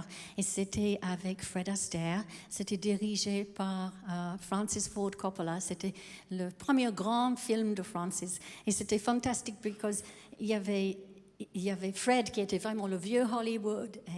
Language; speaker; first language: French; non-native, fluent; English